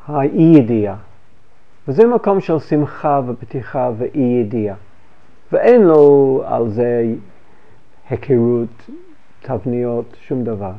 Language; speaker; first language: Hebrew; non-native, fluent; English